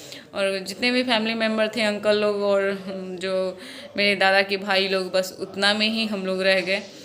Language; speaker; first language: Hindi; non-native, local second language; Maithili